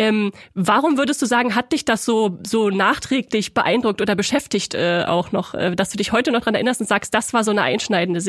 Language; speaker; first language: German; native; German